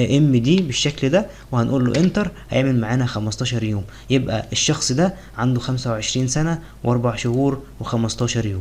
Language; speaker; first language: Arabic; native; Arabic